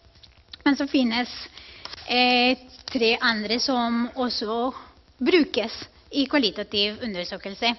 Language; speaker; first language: Norwegian; non-native, fluent; Spanish